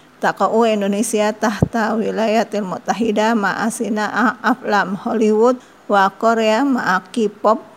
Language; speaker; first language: Arabic; non-native, fluent; Indonesian